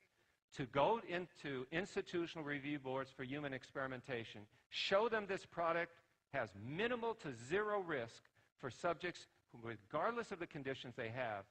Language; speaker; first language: English; native; English